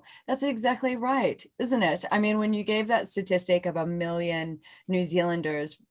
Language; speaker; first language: English; native; English